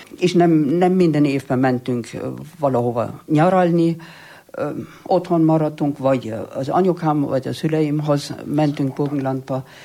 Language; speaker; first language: Hungarian; non-native, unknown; German